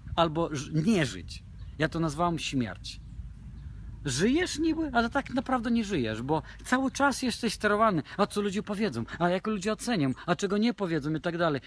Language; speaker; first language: Polish; non-native, fluent; Romanian